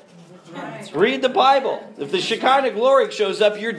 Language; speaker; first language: English; native; English